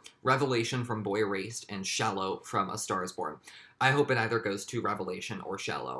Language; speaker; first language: English; native; English